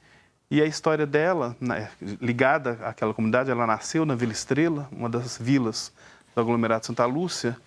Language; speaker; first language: Portuguese; native; Portuguese